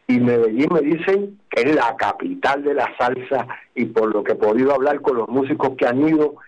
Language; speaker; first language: Spanish; native; Spanish